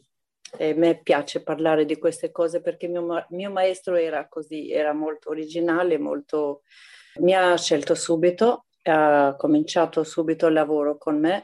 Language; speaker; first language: Italian; non-native, fluent; Albanian